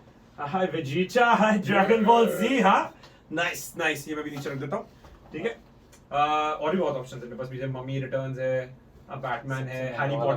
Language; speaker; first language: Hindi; native; Hindi